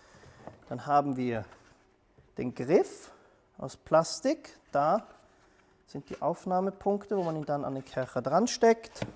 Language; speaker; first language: German; native; German